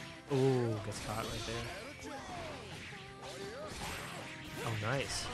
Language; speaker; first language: English; native; English